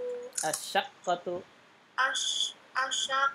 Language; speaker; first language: Arabic; non-native, learner; Indonesian